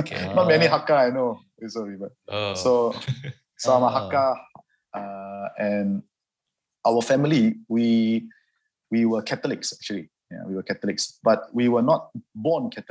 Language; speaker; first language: English; non-native, local second language; Hakka Chinese